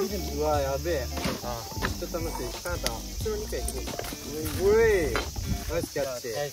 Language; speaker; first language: Japanese; native; Japanese